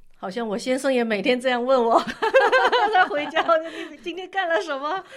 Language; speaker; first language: Chinese; non-native, local second language; Min Nan Chinese